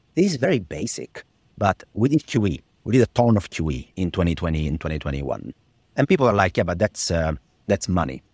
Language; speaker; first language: English; non-native, fluent; Italian